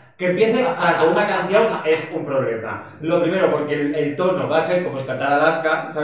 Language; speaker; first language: Spanish; native; Spanish